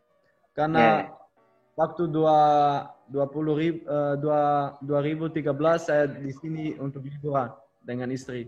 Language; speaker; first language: Indonesian; non-native, learner; Dutch